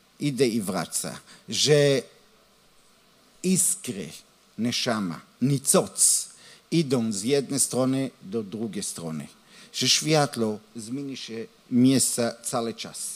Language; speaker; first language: Polish; non-native, learner; Hebrew